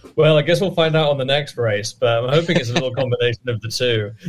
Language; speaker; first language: English; native; English